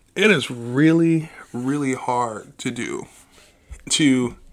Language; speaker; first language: English; native; English